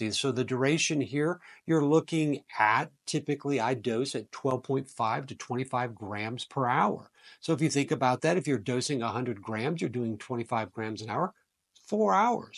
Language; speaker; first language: English; native; English